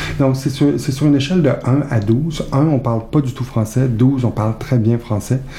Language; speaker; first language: French; native; French